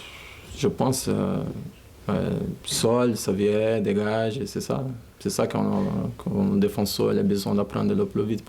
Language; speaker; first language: French; non-native, learner; Portuguese